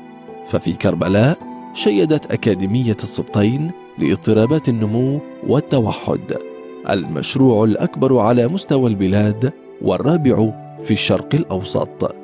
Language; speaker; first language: Arabic; native; Arabic